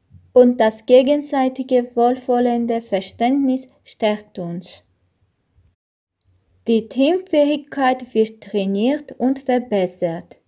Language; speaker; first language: German; non-native, learner; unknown